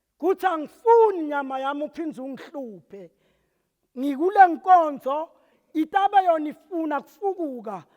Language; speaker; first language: Zulu; non-native, local second language; Swati